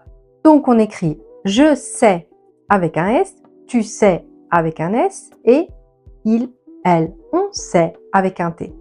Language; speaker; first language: French; non-native, fluent; Italian